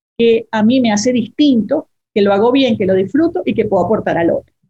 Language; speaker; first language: Spanish; native; Spanish